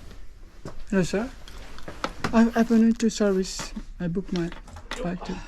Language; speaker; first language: English; non-native, learner; Nepali